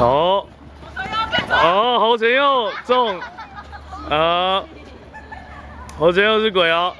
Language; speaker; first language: Chinese; native; Chinese